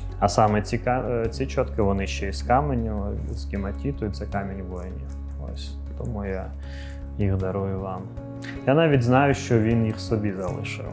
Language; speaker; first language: Ukrainian; non-native, local second language; Crimean Tatar